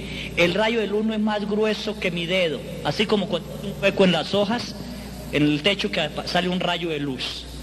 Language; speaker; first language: Spanish; native; Spanish